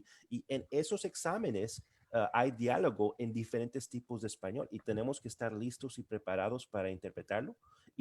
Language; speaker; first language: Spanish; non-native, fluent; English